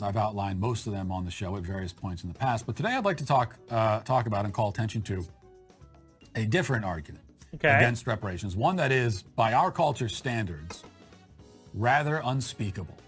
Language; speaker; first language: English; native; English